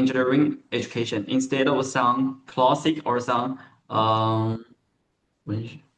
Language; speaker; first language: English; non-native, learner; Chinese